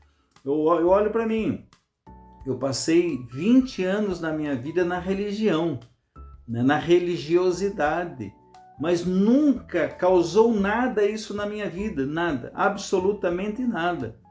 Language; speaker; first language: Portuguese; native; Portuguese